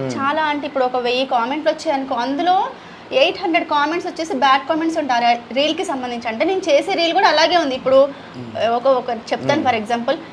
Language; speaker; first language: Telugu; non-native, local second language; Hindi